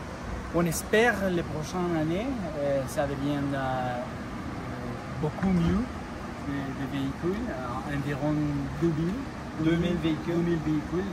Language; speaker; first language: French; non-native, learner; Spanish